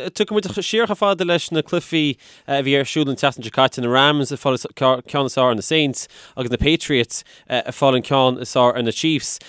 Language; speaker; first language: Irish; native; Irish